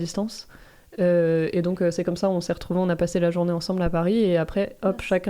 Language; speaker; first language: French; native; French